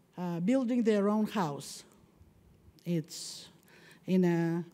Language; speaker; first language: English; non-native, fluent; Russian